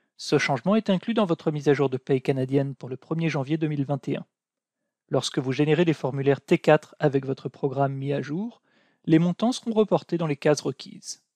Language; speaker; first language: French; native; French